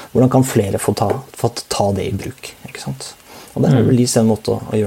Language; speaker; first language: Norwegian; native; Norwegian